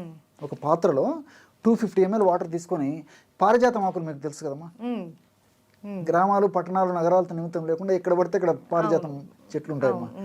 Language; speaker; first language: Telugu; native; Telugu